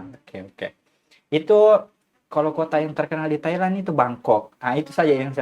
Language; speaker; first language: Indonesian; native; Indonesian